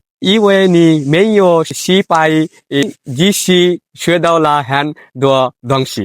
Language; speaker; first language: Chinese; non-native, learner; Bangla